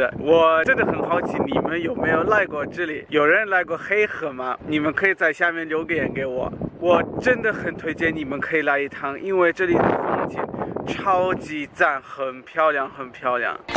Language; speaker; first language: Chinese; non-native, fluent; German